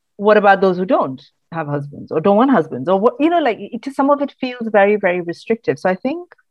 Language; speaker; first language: English; non-native, local second language; Malayalam